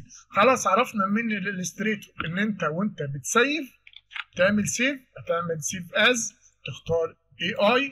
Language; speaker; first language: Arabic; native; Arabic